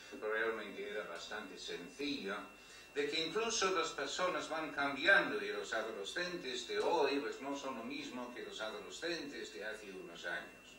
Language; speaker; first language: Spanish; non-native, fluent; English